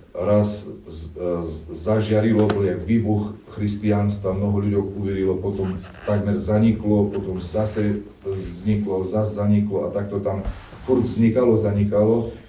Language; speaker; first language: Slovak; non-native, local second language; Rusyn